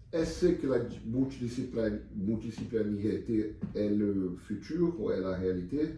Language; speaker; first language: French; non-native, learner; Portuguese